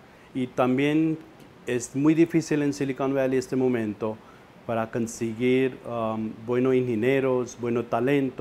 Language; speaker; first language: Spanish; non-native, fluent; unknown